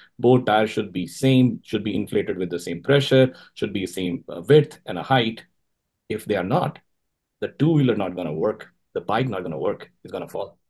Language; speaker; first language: English; non-native, local second language; Urdu